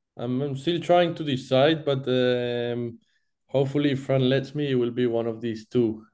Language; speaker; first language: English; non-native, fluent; Spanish